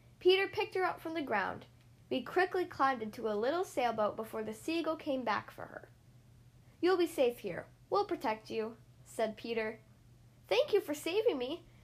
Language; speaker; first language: English; native; English